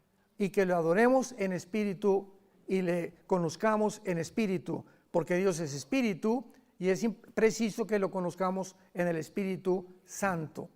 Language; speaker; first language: Spanish; native; Spanish